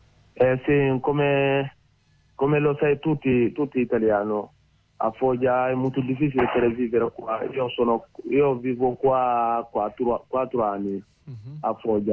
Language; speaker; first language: Italian; non-native, learner; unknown